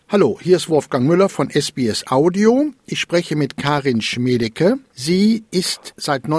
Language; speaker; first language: German; native; German